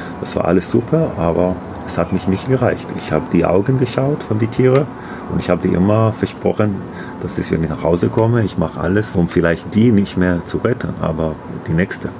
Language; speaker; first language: German; non-native, learner; Hebrew